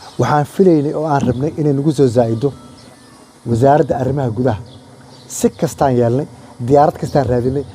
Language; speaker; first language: Somali; native; Somali